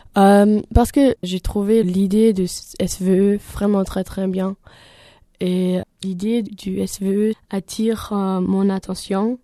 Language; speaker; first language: French; non-native, learner; German